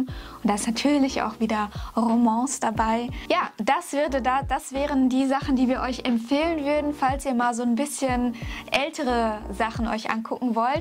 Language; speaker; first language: German; native; German